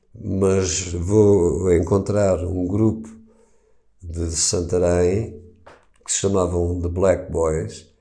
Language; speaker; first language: Portuguese; native; Portuguese